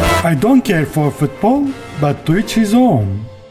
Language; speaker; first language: English; non-native, fluent; Turkish